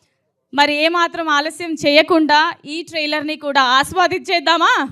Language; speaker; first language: Telugu; native; Telugu